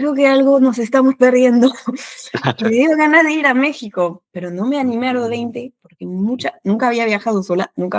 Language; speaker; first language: Spanish; non-native, fluent; French